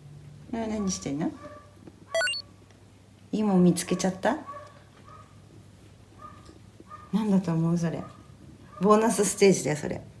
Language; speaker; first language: Japanese; native; Japanese